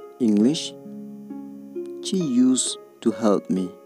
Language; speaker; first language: English; non-native, local second language; Khasi